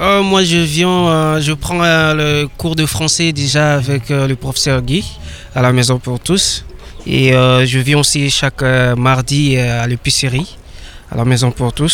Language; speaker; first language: French; non-native, local second language; Lingala